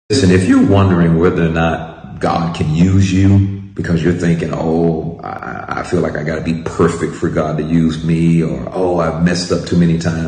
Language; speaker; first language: English; native; English